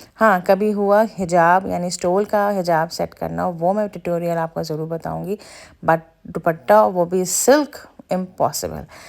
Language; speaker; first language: Urdu; native; Urdu